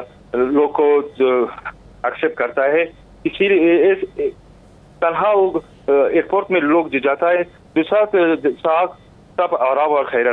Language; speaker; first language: Hindi; non-native, learner; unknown